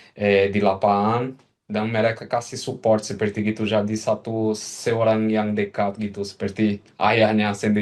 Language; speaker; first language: Indonesian; non-native, fluent; Portuguese